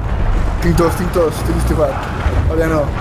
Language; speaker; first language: Catalan; native; Catalan